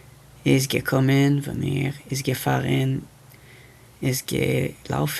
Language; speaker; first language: German; non-native, fluent; French